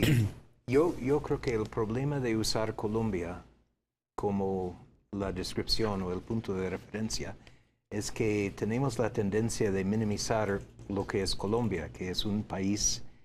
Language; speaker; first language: Spanish; non-native, fluent; English